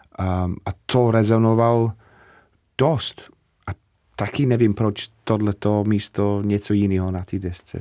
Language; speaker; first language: Czech; non-native, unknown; English